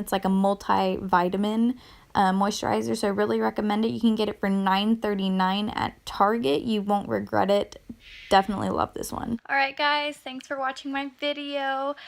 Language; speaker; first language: English; native; English